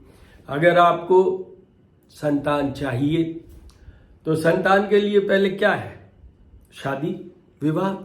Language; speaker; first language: Hindi; native; Hindi